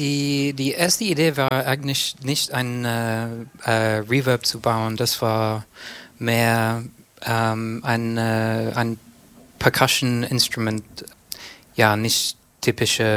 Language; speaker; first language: German; non-native, learner; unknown